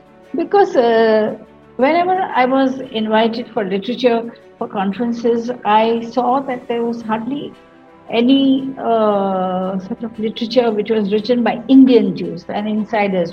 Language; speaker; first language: English; non-native, local second language; Marathi